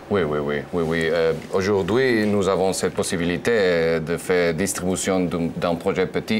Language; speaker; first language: French; non-native, learner; Spanish